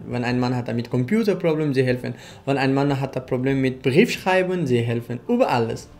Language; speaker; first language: German; non-native, learner; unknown